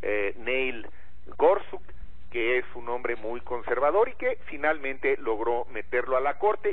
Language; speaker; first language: Spanish; native; Spanish